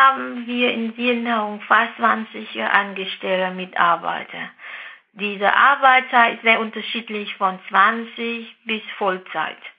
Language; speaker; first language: German; non-native, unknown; Vietnamese